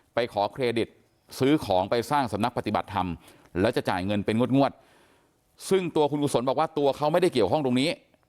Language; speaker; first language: Thai; native; Thai